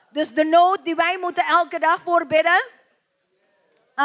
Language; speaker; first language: Dutch; non-native, learner; Indonesian